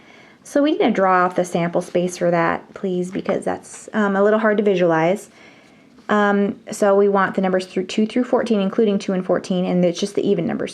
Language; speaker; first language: English; native; English